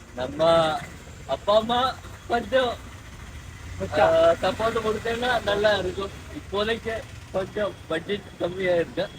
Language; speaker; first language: Tamil; non-native, learner; Malayalam